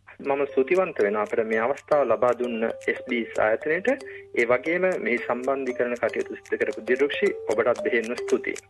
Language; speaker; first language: Sinhala; native; Sinhala